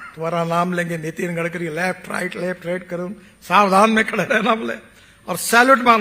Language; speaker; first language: Hindi; non-native, local second language; Marathi